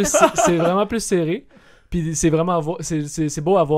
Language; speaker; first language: French; native; French